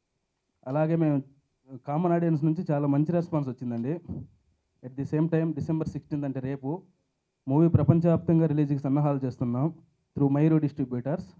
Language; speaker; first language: Telugu; native; Telugu